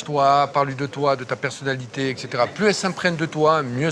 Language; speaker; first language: French; native; French